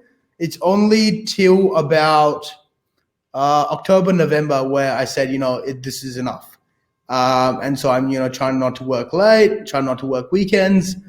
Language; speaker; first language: English; early bilingual, other home language; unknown